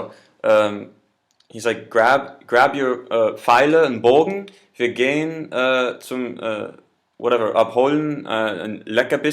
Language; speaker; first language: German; non-native, learner; English